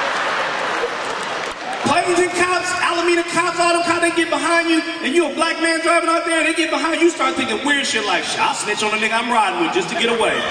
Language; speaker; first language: English; native; English